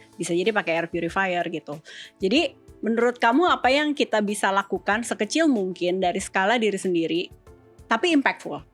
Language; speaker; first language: Indonesian; native; Indonesian